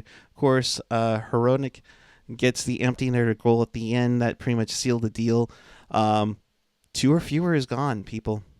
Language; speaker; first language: English; native; English